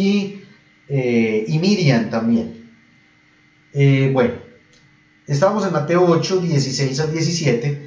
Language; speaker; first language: Spanish; native; Spanish